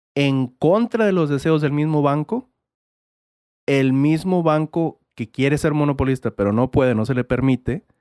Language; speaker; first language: Spanish; native; Spanish